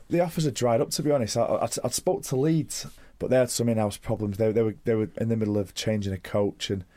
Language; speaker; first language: English; native; English